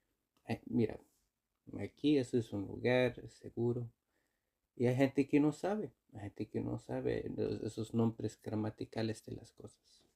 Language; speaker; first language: Spanish; non-native, fluent; Icelandic